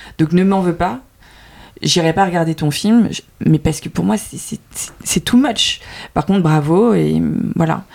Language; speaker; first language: French; early bilingual, other home language; Vietnamese